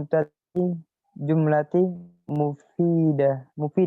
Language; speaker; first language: Arabic; non-native, learner; Indonesian